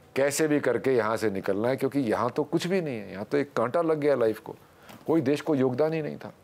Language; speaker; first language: Hindi; native; Hindi